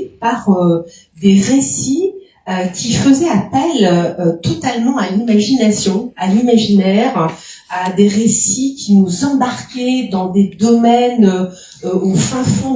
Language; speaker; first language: French; native; French